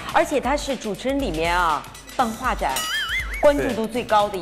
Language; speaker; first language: Chinese; native; Chinese